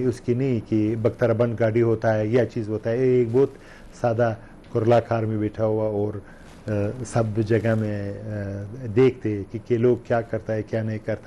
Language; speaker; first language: Hindi; non-native, learner; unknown